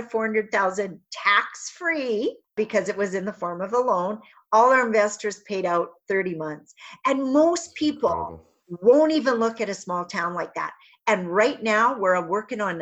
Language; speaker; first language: English; native; English